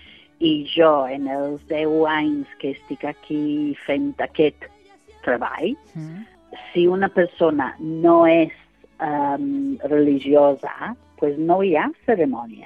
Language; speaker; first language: Catalan; non-native, fluent; English